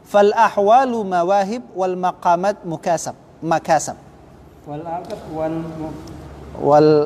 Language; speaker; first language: Arabic; non-native, fluent; Indonesian